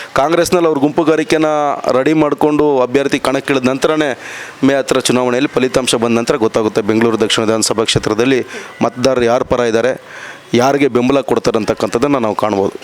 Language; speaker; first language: Kannada; native; Kannada